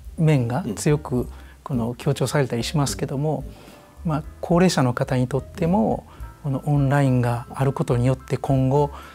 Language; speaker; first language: Japanese; native; Japanese